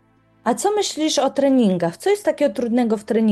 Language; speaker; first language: Polish; native; Polish